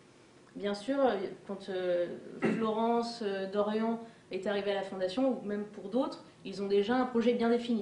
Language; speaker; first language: French; native; French